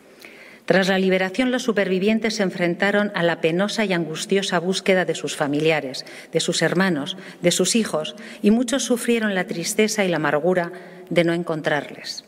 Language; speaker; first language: Spanish; native; Spanish